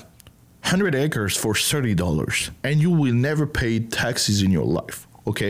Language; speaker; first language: English; non-native, learner; French